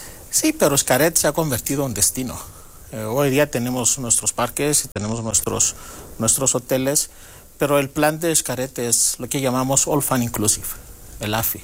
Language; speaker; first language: Spanish; non-native, fluent; Greek